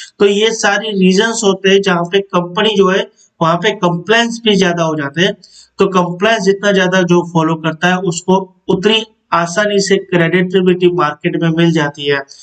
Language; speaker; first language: Hindi; non-native, local second language; Gujarati